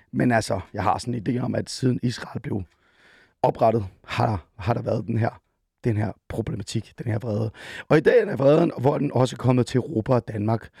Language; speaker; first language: Danish; early bilingual, other home language; Persian